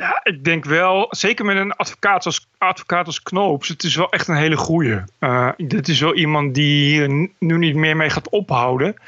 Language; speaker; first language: Dutch; native; Dutch